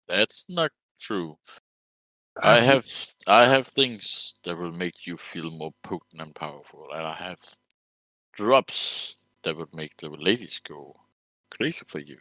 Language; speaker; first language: English; non-native, fluent; Danish